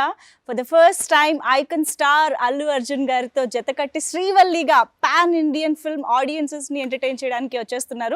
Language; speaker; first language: Telugu; native; Telugu